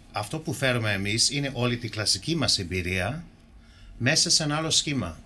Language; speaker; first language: Greek; non-native, fluent; English